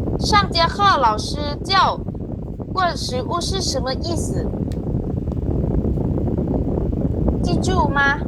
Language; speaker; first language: Chinese; non-native, learner; Thai